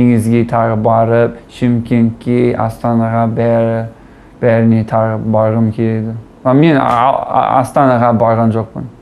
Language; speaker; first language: Kazakh; non-native, learner; English